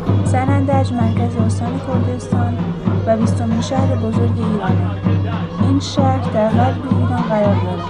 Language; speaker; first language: Persian; non-native, local second language; Central Kurdish